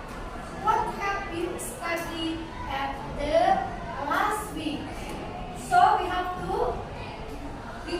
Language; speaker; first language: English; non-native, learner; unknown